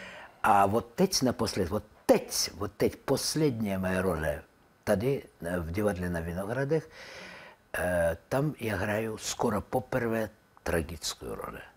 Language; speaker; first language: Czech; non-native, learner; Russian